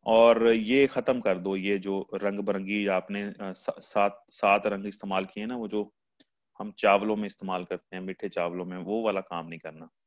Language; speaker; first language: Urdu; non-native, local second language; Punjabi